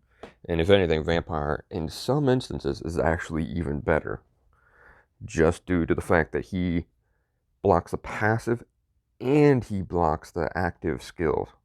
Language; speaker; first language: English; native; English